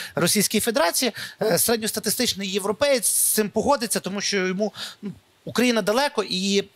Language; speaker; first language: Ukrainian; native; Ukrainian